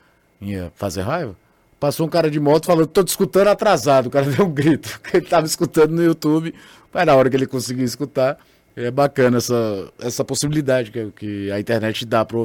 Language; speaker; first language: Portuguese; native; Portuguese